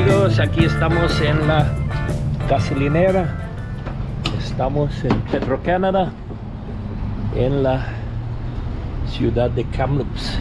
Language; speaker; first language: Spanish; non-native, fluent; English